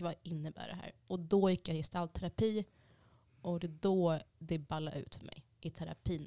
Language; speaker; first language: Swedish; early bilingual, other home language; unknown